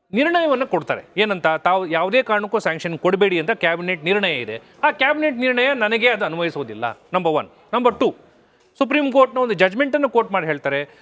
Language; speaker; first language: Kannada; native; Kannada